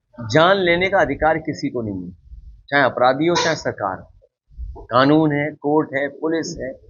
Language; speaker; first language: Hindi; native; Hindi